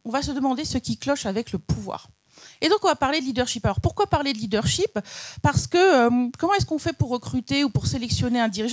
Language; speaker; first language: French; native; French